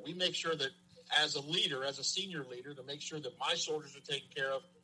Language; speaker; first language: English; native; English